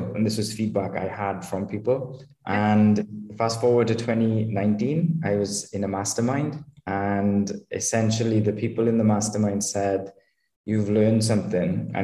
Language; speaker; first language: English; native; English